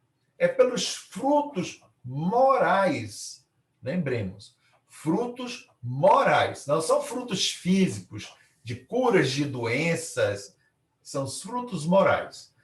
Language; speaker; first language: Portuguese; native; Portuguese